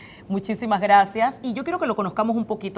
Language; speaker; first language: Spanish; native; Spanish